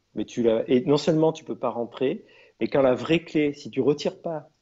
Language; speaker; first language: French; native; French